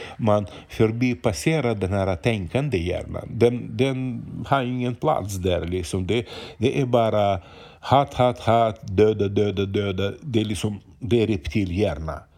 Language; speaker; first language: Swedish; non-native, fluent; Russian